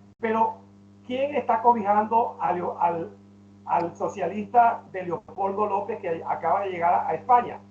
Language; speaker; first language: Spanish; native; Spanish